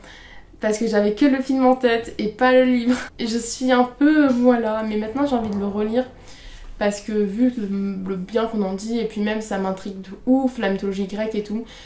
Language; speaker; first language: French; native; French